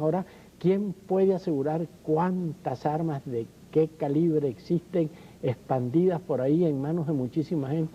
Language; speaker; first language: Spanish; native; Spanish